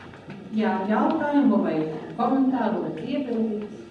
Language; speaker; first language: Latvian; native; Latvian